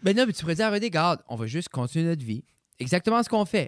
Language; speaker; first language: French; native; French